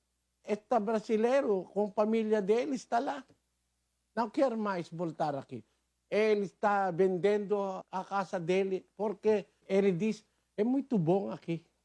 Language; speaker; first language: Portuguese; non-native, learner; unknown